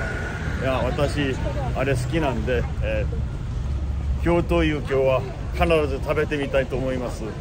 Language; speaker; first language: Japanese; non-native, fluent; Korean